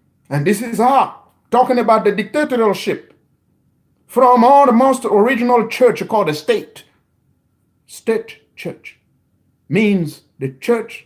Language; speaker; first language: English; non-native, fluent; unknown